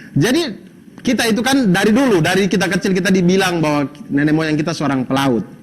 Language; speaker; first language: Indonesian; native; Indonesian